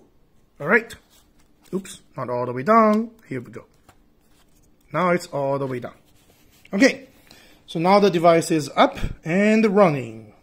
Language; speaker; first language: English; non-native, fluent; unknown